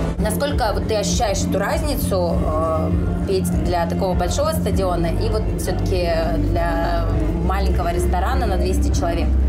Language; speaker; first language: Russian; native; Russian